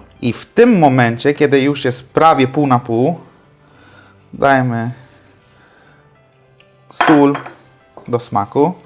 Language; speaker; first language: Polish; non-native, fluent; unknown